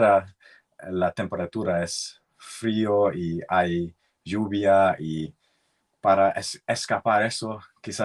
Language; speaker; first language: Spanish; non-native, learner; English